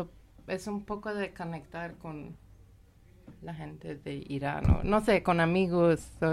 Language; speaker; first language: Spanish; non-native, learner; Persian